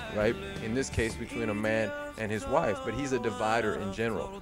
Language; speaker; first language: English; native; English